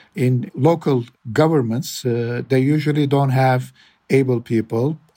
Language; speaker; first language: English; non-native, fluent; Turkish